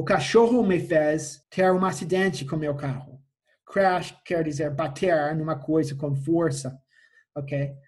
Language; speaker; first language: Portuguese; non-native, fluent; English